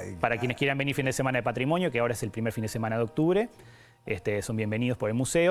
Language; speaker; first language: Spanish; native; Spanish